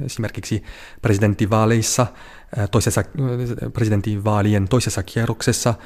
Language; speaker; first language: Finnish; non-native, fluent; French